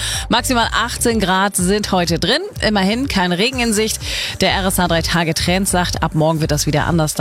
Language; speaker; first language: German; native; German